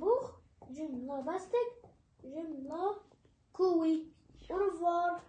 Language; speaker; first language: French; non-native, learner; Arabic